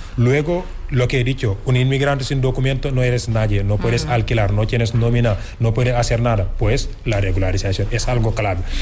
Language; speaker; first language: Spanish; non-native, fluent; Wolof